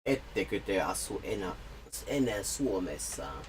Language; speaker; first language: Finnish; non-native, learner; English